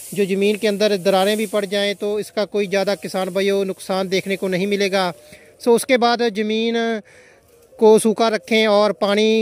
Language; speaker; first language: Hindi; non-native, local second language; Punjabi